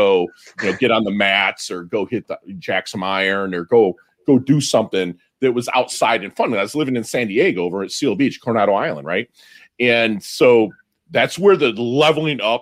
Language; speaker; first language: English; native; English